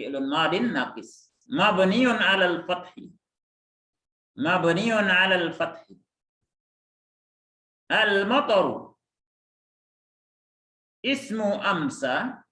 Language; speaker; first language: Arabic; non-native, fluent; Indonesian